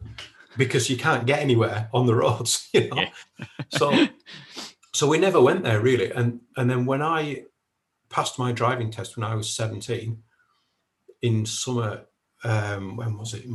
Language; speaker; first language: English; native; English